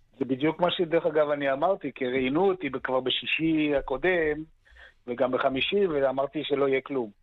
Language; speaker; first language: Hebrew; native; Hebrew